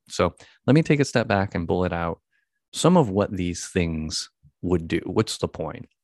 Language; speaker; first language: English; native; English